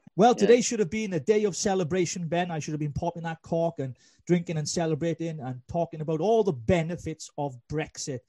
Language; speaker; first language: English; native; English